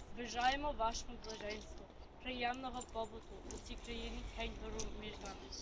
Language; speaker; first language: Ukrainian; early bilingual, heritage; Ukrainian